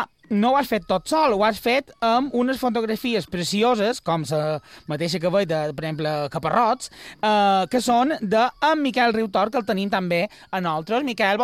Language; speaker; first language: Catalan; native; Catalan